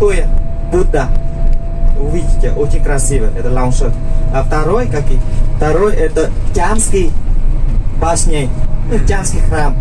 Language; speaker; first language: Russian; non-native, learner; Vietnamese